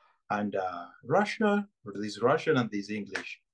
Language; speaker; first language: English; non-native, local second language; Ganda